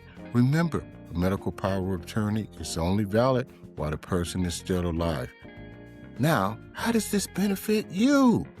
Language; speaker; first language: English; native; English